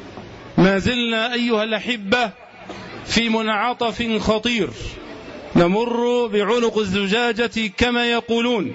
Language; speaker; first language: Arabic; native; Arabic